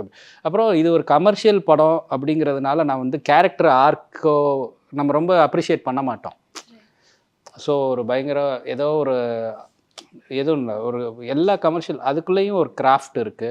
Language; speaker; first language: Tamil; native; Tamil